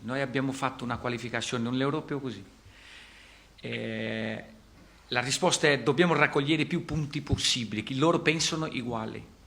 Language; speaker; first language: Italian; non-native, fluent; Portuguese